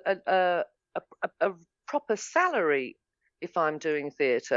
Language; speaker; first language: English; native; English